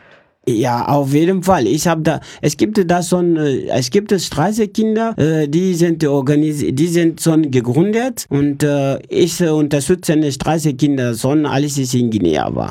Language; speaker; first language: German; non-native, learner; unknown